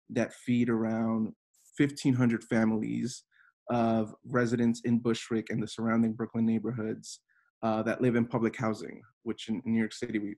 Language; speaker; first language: English; native; English